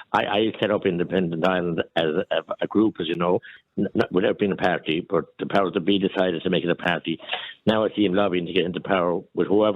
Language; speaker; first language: English; native; English